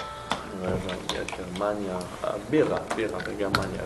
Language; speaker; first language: Hebrew; non-native, learner; German